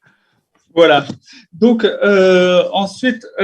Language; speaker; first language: French; native; French